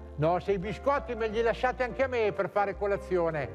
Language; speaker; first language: Italian; native; Italian